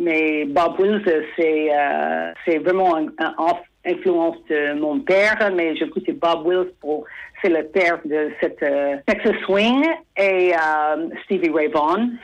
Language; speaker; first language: French; non-native, fluent; English